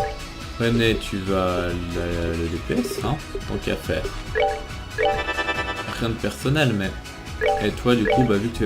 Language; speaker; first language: French; native; French